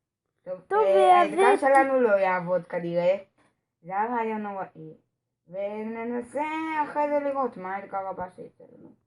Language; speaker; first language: Hebrew; native; Hebrew